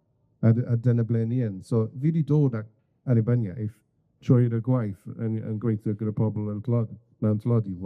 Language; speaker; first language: Welsh; non-native, fluent; English